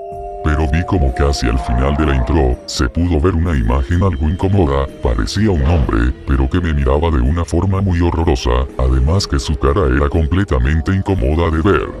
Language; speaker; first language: Spanish; native; Spanish